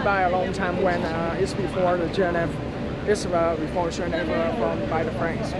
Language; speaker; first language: English; non-native, learner; Vietnamese